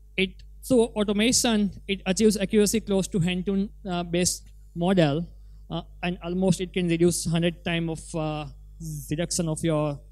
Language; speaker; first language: English; non-native, local second language; Gujarati